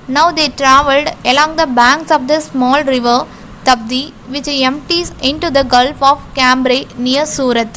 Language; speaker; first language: English; non-native, local second language; Tamil